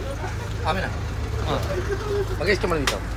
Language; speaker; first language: Filipino; native; Filipino